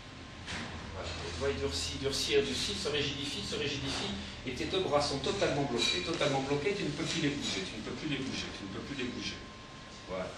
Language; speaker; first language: French; native; French